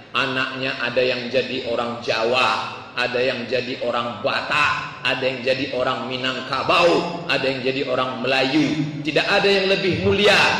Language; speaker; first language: Indonesian; native; Indonesian